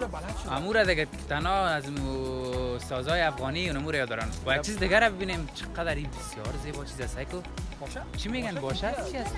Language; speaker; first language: Persian; native; Persian